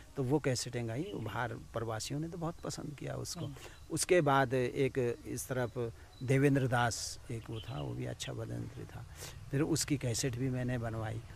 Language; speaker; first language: Hindi; non-native, local second language; Garhwali